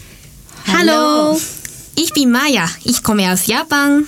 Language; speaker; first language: German; non-native, learner; Japanese